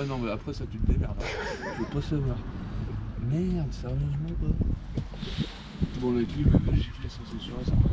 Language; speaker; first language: French; native; French